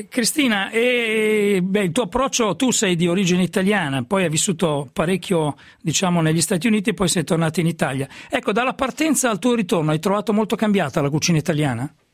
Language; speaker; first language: Italian; native; Italian